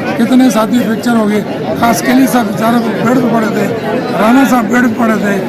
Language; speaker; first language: Urdu; non-native, local second language; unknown